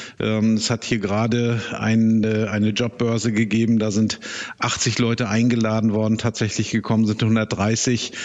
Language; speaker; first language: German; native; German